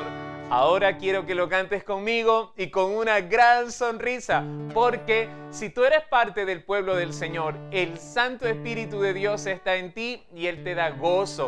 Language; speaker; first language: Spanish; native; Spanish